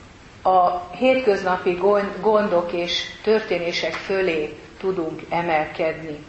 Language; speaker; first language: Hungarian; native; Hungarian